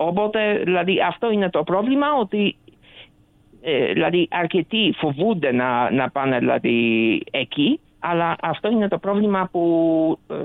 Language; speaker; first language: Greek; early bilingual, other home language; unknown